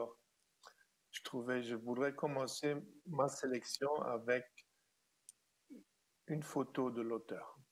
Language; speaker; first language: French; non-native, fluent; German